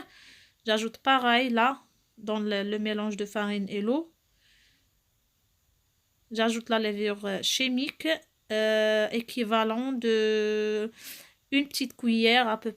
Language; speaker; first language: French; non-native, local second language; Arabic